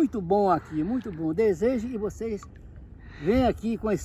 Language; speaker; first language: Portuguese; native; Portuguese